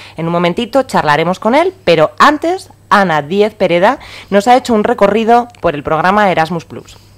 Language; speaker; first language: Spanish; native; Spanish